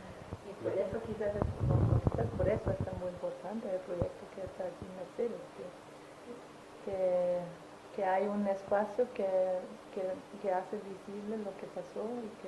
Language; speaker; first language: Spanish; non-native, fluent; German